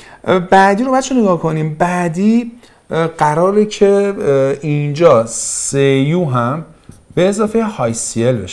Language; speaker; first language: Persian; native; Persian